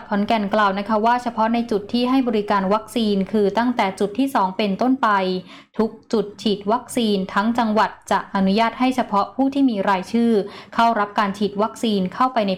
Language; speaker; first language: Thai; native; Thai